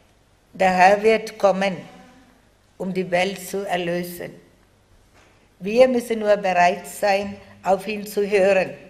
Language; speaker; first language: German; non-native, fluent; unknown